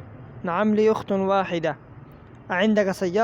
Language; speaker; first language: Arabic; non-native, fluent; Persian